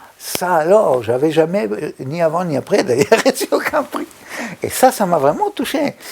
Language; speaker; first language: French; non-native, fluent; Spanish